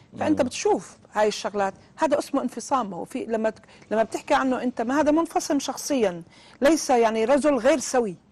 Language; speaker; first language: Arabic; native; Arabic